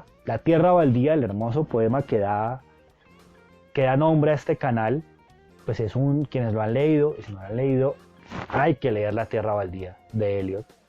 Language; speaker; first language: Spanish; native; Spanish